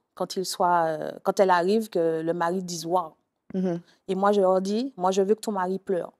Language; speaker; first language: French; native; French